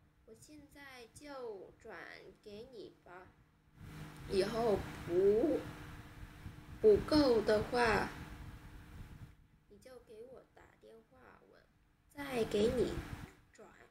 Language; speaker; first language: Chinese; non-native, learner; Vietnamese